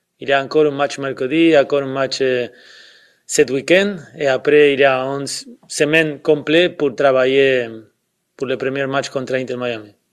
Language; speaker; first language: French; non-native, fluent; Spanish